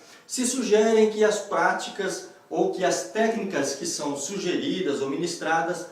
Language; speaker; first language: Portuguese; native; Portuguese